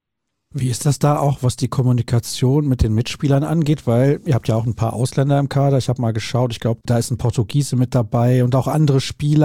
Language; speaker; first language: German; native; German